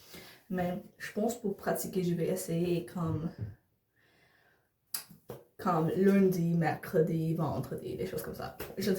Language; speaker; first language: French; non-native, learner; English